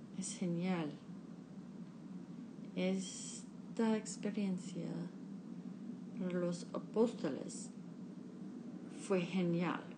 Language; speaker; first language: Spanish; non-native, learner; English